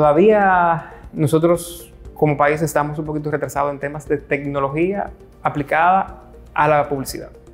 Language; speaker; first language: Spanish; native; Spanish